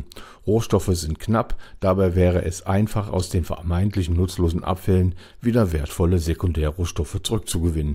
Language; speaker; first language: German; native; German